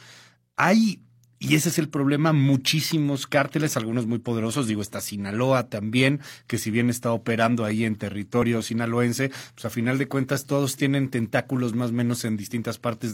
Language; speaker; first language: Spanish; native; Spanish